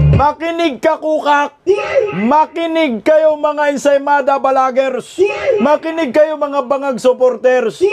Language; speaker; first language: Filipino; non-native, local second language; Cebuano